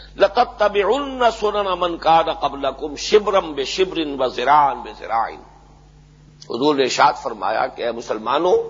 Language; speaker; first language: Urdu; native; Urdu